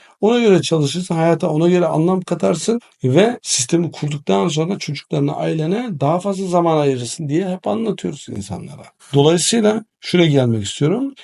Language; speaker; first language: Turkish; native; Turkish